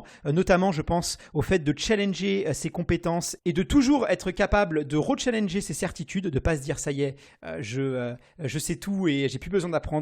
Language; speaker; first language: French; native; French